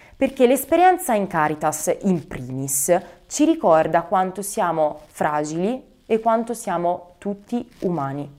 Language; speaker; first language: Italian; native; Italian